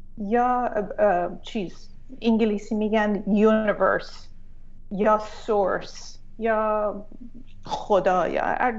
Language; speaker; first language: Persian; early bilingual, heritage; Persian